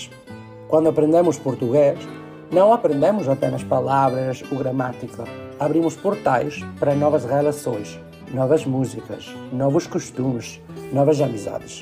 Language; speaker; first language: Portuguese; non-native, learner; Spanish